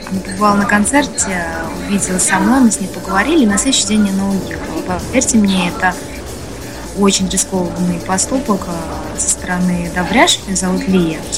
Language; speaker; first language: Russian; non-native, local second language; Uzbek